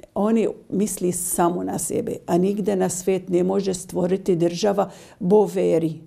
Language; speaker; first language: Croatian; non-native, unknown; Arabic